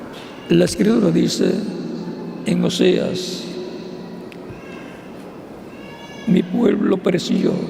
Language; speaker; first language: Spanish; native; Spanish